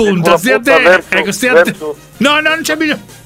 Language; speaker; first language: Italian; native; Italian